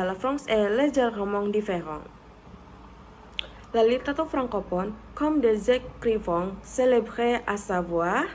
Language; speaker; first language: French; non-native, learner; Indonesian